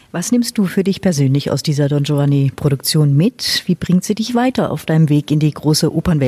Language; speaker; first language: German; native; German